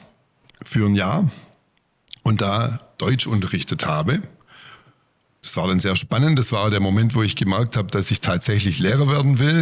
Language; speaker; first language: German; native; German